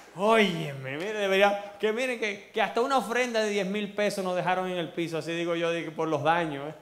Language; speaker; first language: Spanish; early bilingual, heritage; Spanish